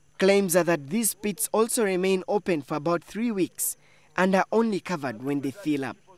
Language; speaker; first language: English; non-native, local second language; Ganda